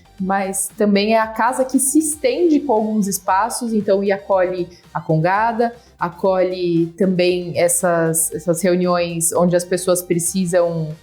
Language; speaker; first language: Portuguese; native; Portuguese